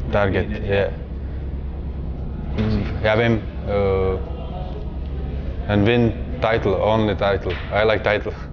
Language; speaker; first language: English; non-native, learner; Czech